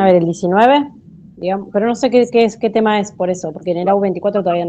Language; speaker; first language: Spanish; native; Spanish